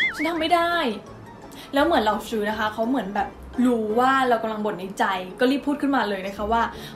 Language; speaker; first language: Thai; native; Thai